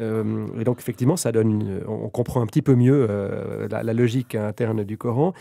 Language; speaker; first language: French; native; French